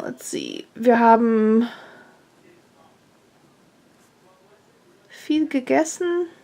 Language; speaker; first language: German; non-native, fluent; English